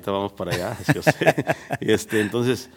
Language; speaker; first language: Spanish; native; Spanish